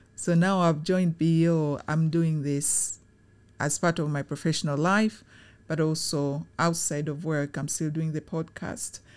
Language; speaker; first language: English; non-native, local second language; Swahili